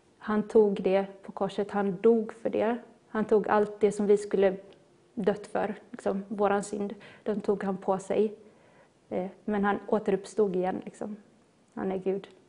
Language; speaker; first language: Swedish; native; Swedish